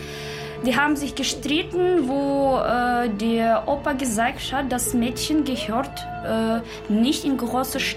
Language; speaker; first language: German; non-native, learner; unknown